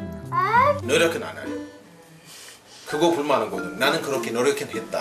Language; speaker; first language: Korean; non-native, fluent; Amharic